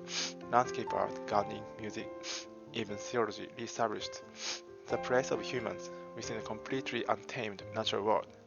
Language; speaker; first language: English; non-native, fluent; Japanese